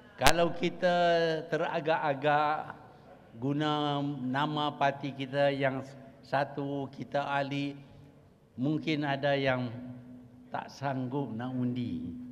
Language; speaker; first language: Malay; native; Malay